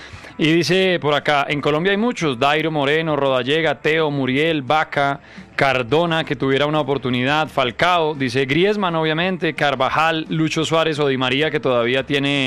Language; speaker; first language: Spanish; native; Spanish